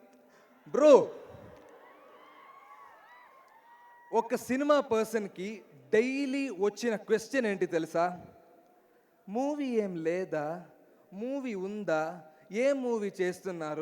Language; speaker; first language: Telugu; non-native, learner; Malayalam